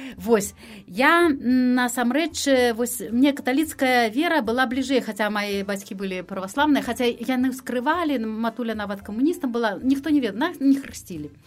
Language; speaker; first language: Belarusian; non-native, local second language; Russian